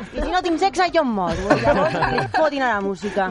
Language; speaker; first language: Catalan; non-native, local second language; Spanish